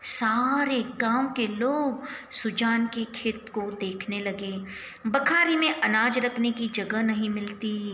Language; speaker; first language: Hindi; non-native, local second language; Kannada